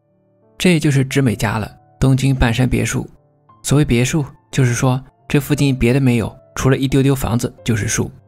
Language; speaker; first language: Chinese; native; Chinese